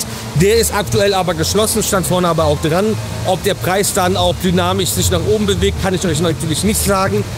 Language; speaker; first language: German; native; German